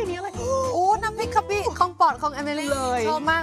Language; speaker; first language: Thai; non-native, fluent; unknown